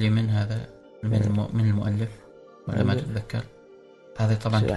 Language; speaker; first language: Arabic; native; Arabic